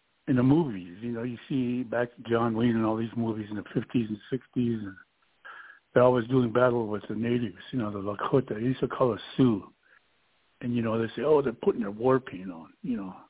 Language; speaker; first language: English; early bilingual, other home language; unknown